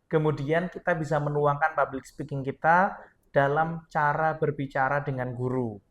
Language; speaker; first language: Indonesian; non-native, local second language; Madurese